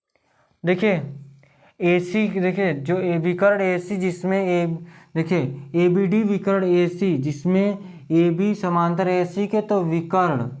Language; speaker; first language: Hindi; native; Hindi